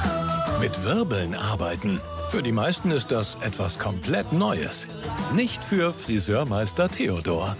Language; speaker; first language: German; native; German